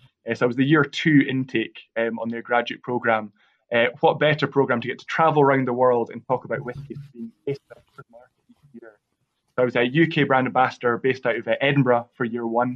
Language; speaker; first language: English; native; English